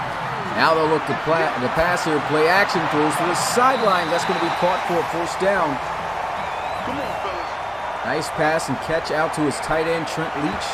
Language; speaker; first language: English; native; English